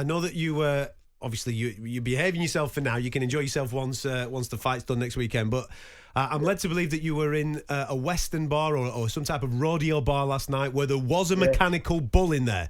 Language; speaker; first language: English; native; English